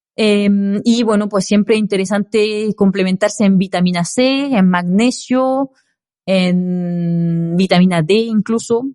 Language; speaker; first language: Spanish; non-native, fluent; French